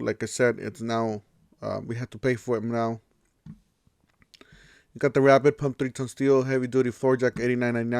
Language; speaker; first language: English; native; English